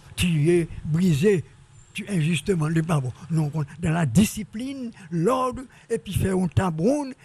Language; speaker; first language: French; native; French